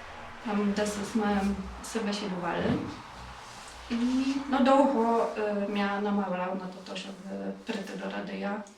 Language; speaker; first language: Polish; non-native, local second language; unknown